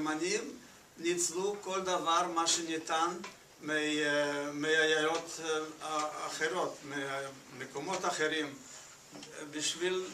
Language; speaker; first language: Hebrew; non-native, fluent; Yiddish